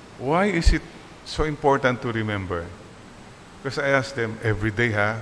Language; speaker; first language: English; non-native, local second language; Filipino